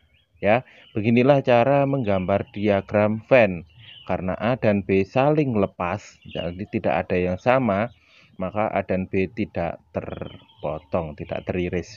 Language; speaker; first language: Indonesian; native; Indonesian